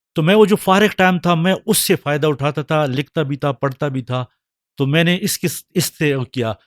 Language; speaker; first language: Urdu; non-native, local second language; Pashto